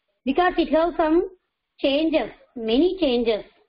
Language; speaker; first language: English; non-native, local second language; Tamil